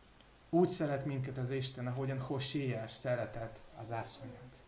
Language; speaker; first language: Hungarian; non-native, fluent; English